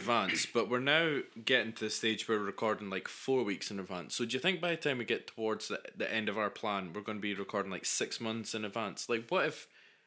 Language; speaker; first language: English; native; English